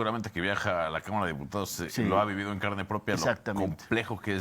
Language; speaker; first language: Spanish; native; Spanish